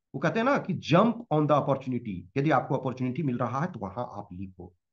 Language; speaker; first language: Hindi; native; Hindi